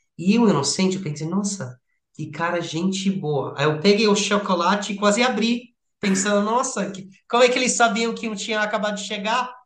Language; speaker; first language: Portuguese; non-native, fluent; English